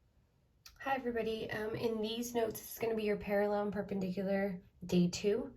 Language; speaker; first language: English; native; English